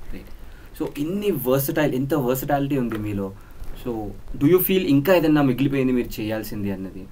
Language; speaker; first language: Telugu; native; Telugu